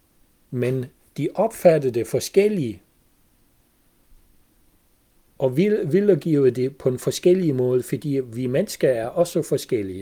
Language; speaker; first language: Danish; non-native, fluent; German